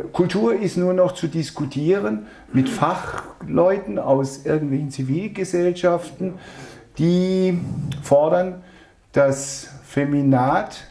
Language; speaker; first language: German; native; German